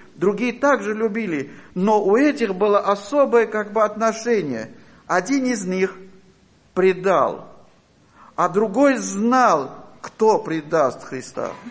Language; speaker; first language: Russian; non-native, fluent; Armenian